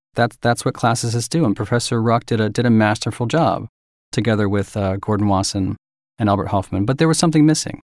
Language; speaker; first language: English; native; English